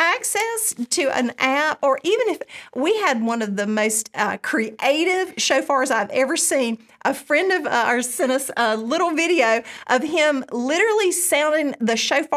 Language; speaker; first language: English; native; English